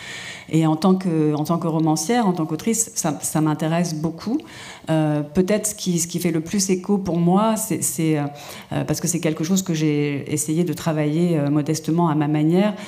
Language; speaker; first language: French; native; French